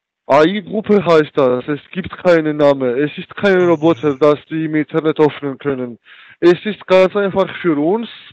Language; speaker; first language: German; non-native, learner; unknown